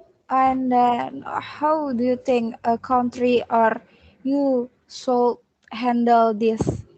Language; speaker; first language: English; non-native, learner; Indonesian